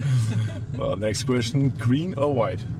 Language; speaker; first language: English; non-native, fluent; German